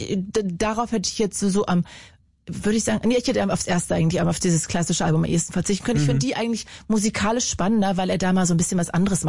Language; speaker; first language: German; native; German